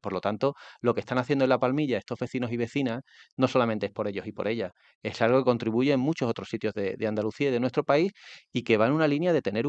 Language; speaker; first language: Spanish; native; Spanish